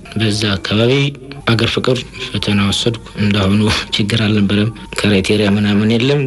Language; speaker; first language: Amharic; non-native, local second language; Tigrinya